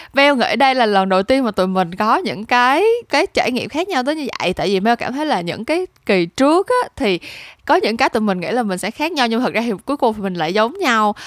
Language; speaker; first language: Vietnamese; native; Vietnamese